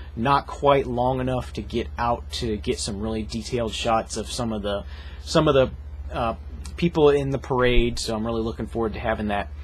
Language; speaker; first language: English; native; English